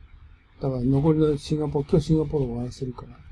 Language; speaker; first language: Japanese; native; Japanese